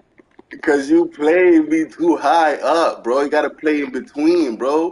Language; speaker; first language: English; native; English